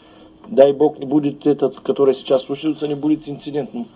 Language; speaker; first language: Russian; non-native, learner; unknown